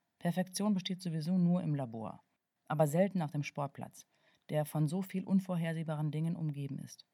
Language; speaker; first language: German; native; German